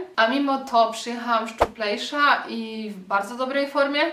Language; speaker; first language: Polish; native; Polish